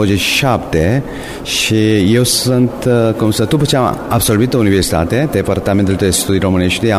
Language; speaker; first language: Romanian; non-native, fluent; Korean